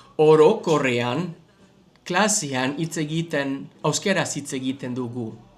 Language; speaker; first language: Basque; non-native, learner; English